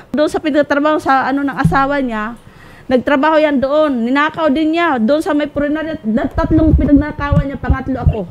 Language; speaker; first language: Filipino; non-native, local second language; Waray